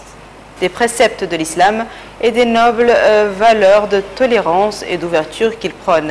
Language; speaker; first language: French; non-native, local second language; Arabic